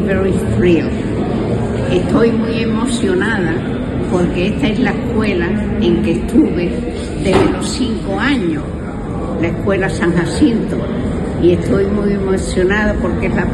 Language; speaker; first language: English; non-native, fluent; Spanish